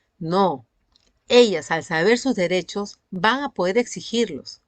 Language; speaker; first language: Spanish; native; Spanish